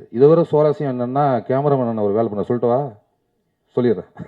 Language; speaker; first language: Tamil; native; Tamil